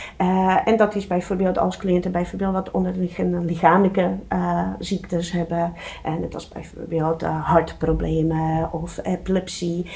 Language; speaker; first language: Dutch; non-native, fluent; Czech